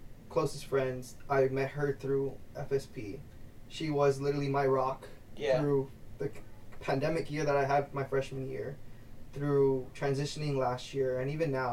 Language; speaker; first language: English; early bilingual, other home language; Spanish